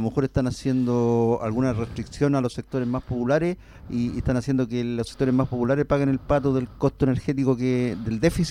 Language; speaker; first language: Spanish; native; Spanish